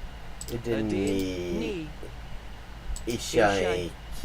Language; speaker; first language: Welsh; non-native, learner; English